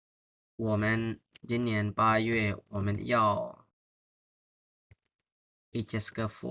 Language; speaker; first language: Chinese; non-native, fluent; Bangla